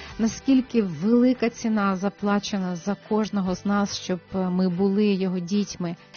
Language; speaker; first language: Ukrainian; native; Ukrainian